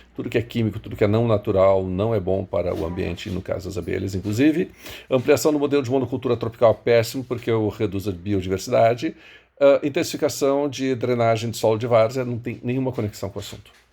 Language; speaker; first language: Portuguese; native; Portuguese